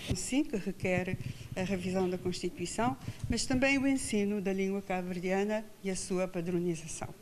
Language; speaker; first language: Portuguese; non-native, local second language; Kabuverdianu